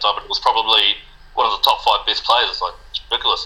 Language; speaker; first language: English; non-native, local second language; Spanish